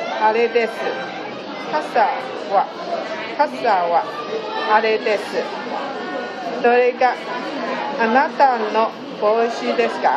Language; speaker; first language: Japanese; non-native, learner; Chinese